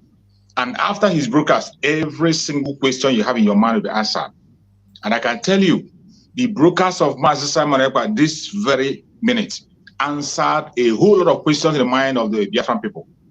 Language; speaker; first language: English; non-native, local second language; Igbo